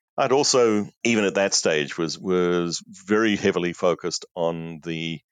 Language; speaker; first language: English; native; English